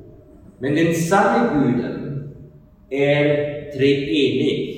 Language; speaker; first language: Swedish; non-native, fluent; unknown